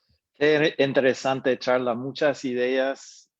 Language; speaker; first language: Spanish; non-native, fluent; English